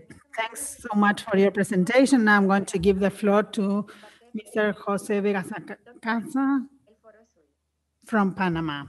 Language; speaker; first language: English; non-native, fluent; Spanish